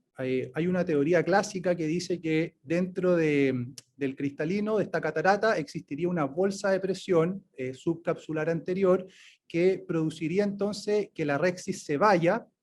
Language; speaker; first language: Spanish; native; Spanish